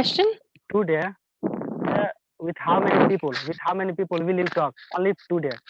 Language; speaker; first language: English; non-native, learner; Hindi